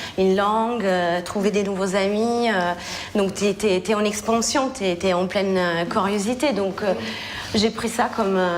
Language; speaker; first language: French; non-native, fluent; Italian